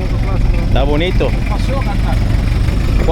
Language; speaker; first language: Spanish; early bilingual, heritage; Spanish